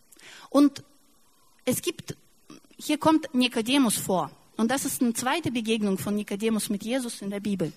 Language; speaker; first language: German; non-native, fluent; Russian